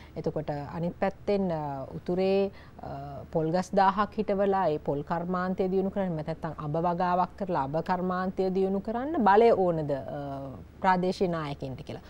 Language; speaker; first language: Sinhala; native; Sinhala